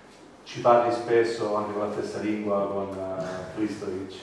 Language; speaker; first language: Italian; native; Italian